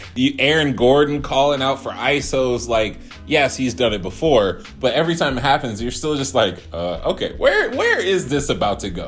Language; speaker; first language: English; native; English